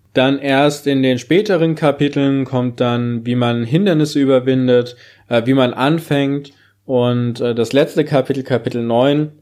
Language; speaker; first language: German; native; German